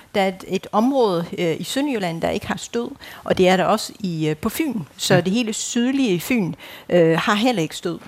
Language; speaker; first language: Danish; non-native, fluent; Dutch